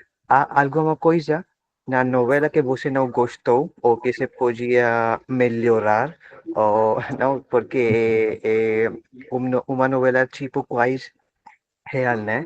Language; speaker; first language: Portuguese; non-native, fluent; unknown